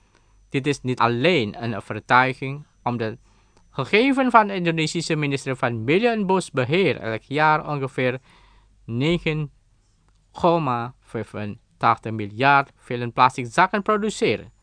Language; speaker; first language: Dutch; non-native, learner; Indonesian